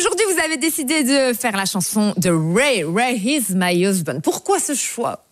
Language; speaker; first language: French; native; French